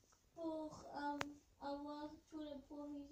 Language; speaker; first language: French; early bilingual, heritage; English